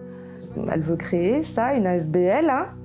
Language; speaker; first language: French; native; French